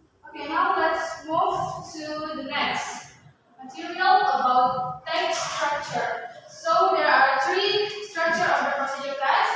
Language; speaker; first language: English; non-native, fluent; Indonesian